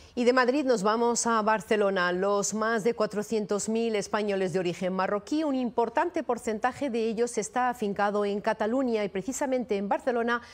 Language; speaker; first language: Spanish; non-native, fluent; Arabic